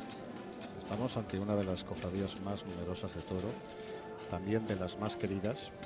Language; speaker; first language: Spanish; native; Spanish